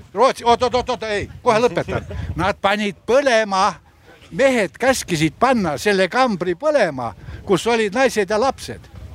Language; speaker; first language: Estonian; native; Estonian